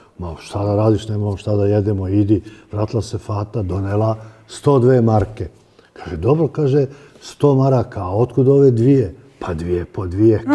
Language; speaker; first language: Serbian; native; Serbian